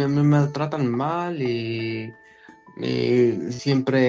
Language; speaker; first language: Spanish; non-native, learner; Arabic